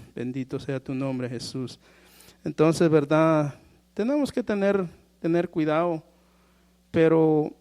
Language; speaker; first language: Spanish; native; Spanish